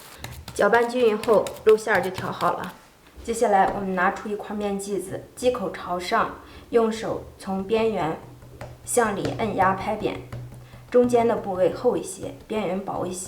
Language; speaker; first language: Chinese; native; Chinese